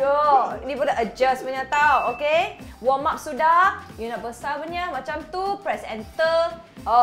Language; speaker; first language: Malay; non-native, local second language; Cantonese